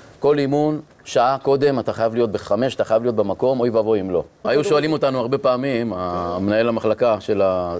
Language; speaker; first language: Hebrew; native; Hebrew